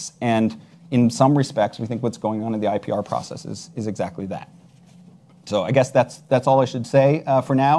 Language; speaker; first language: English; native; English